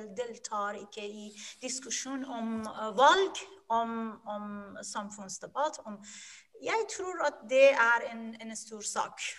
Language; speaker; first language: Norwegian; non-native, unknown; Persian